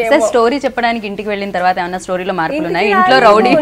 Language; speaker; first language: Telugu; native; Telugu